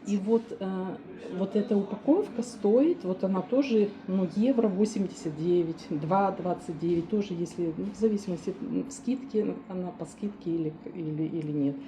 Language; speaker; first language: Russian; native; Russian